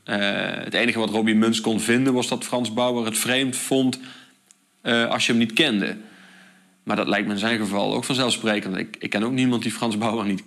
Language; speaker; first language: Dutch; native; Dutch